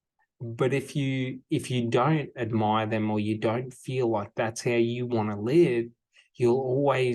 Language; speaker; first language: English; native; English